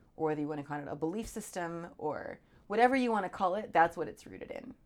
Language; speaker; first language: English; native; English